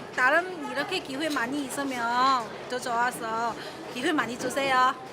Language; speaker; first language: Korean; non-native, learner; Chinese